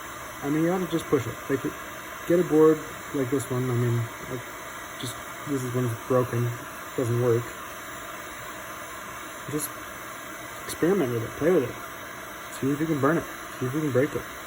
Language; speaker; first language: English; native; English